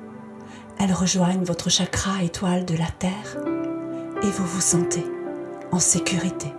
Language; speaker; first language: French; native; French